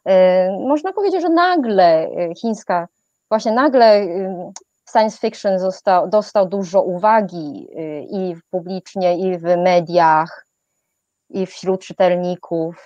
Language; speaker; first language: Polish; non-native, fluent; Chinese